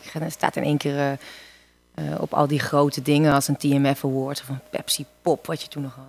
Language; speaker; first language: Dutch; native; Dutch